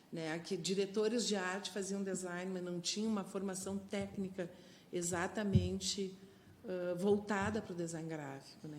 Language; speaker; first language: Portuguese; non-native, fluent; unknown